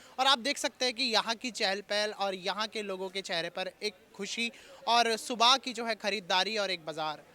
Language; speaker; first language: Hindi; native; Hindi